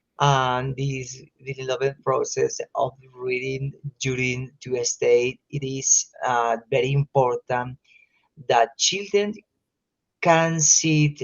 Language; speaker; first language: English; non-native, learner; Spanish